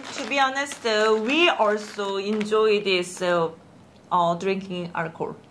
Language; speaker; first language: English; non-native, learner; Korean